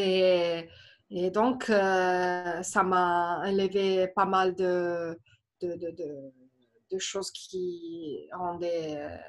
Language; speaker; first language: French; non-native, fluent; Italian